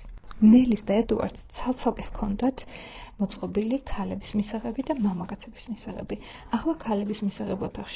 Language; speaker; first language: Georgian; native; Georgian